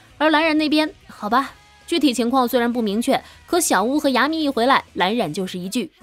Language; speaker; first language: Chinese; native; Chinese